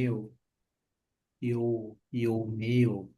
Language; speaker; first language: Chinese; non-native, learner; Indonesian